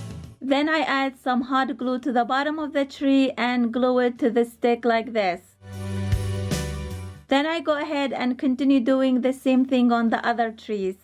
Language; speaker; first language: English; non-native, fluent; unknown